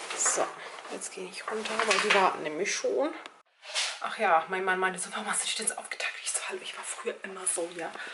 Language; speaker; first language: German; early bilingual, other home language; Turkish